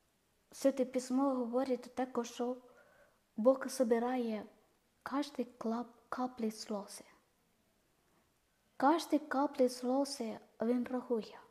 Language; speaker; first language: Ukrainian; non-native, learner; Malayalam